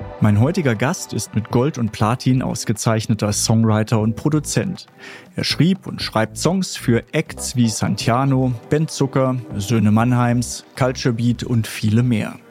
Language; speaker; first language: German; native; German